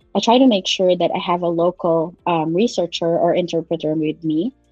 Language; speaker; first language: English; non-native, local second language; Cebuano